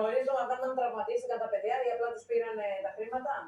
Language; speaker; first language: Greek; native; Greek